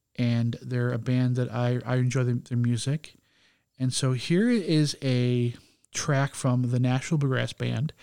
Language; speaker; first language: English; native; English